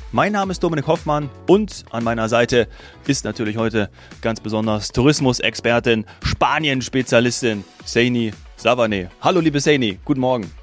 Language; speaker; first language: German; native; German